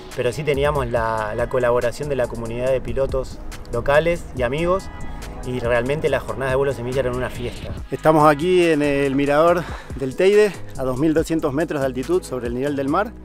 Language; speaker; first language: Spanish; native; Spanish